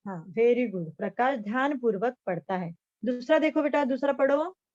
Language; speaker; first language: Hindi; non-native, local second language; Marathi